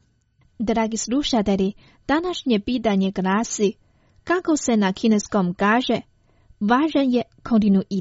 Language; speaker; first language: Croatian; non-native, fluent; Chinese